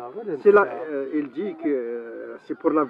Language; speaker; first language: French; non-native, local second language; Arabic